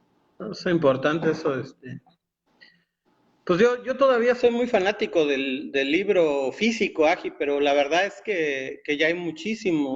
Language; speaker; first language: Spanish; native; Spanish